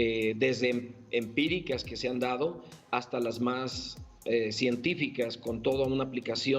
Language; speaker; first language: Spanish; native; Spanish